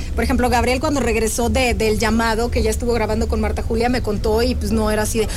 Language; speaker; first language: Spanish; non-native, fluent; Russian